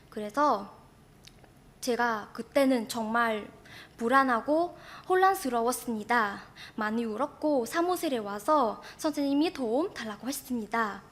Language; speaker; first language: Korean; non-native, fluent; Vietnamese